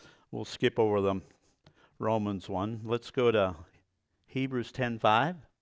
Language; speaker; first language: English; early bilingual, other home language; Pennsylvania German